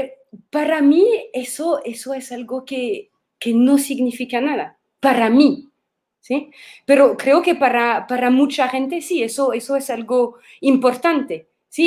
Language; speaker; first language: Spanish; non-native, fluent; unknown